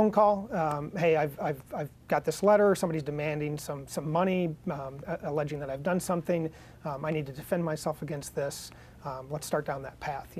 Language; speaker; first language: English; native; English